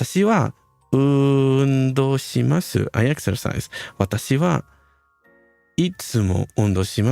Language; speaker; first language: Japanese; non-native, learner; Spanish